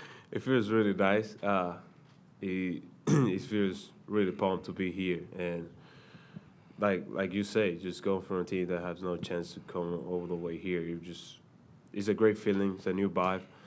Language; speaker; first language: English; non-native, fluent; Spanish